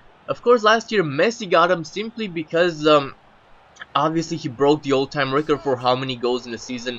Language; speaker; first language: English; native; English